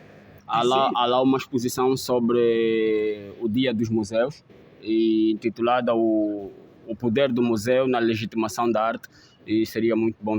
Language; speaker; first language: Portuguese; native; Portuguese